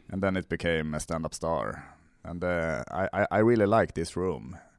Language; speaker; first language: English; non-native, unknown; Swedish